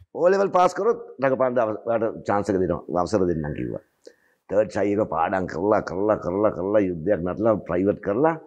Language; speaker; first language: Sinhala; native; Sinhala